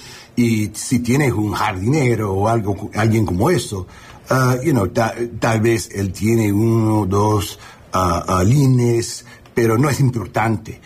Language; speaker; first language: Spanish; non-native, learner; English